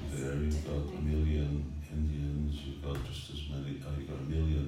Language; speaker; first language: English; native; English